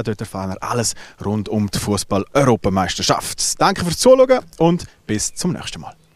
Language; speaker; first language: German; native; German